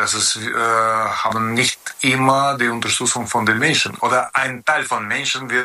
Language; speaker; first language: German; non-native, learner; Ukrainian